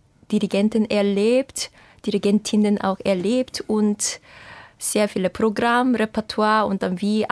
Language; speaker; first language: German; non-native, fluent; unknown